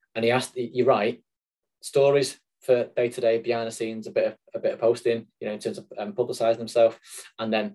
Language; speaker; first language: English; native; English